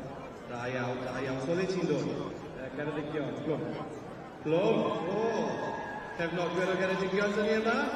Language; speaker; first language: Welsh; native; Welsh